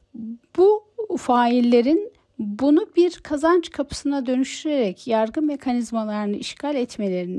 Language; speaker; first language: Turkish; native; Turkish